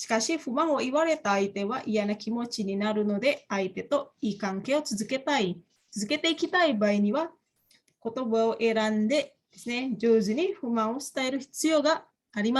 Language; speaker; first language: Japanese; non-native, fluent; Indonesian